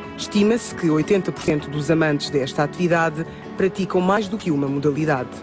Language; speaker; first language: Portuguese; native; Portuguese